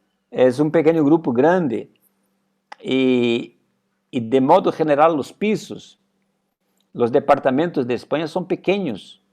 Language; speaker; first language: Spanish; non-native, fluent; Portuguese